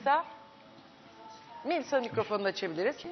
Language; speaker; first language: Turkish; native; Turkish